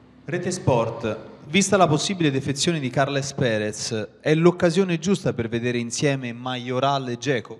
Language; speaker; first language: Italian; native; Italian